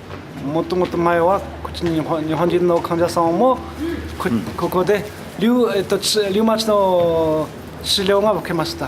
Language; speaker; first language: Japanese; non-native, fluent; Tibetan